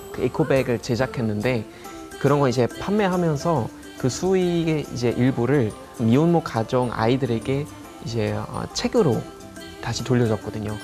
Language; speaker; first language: Korean; non-native, fluent; German